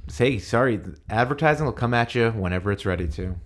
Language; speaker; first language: English; native; English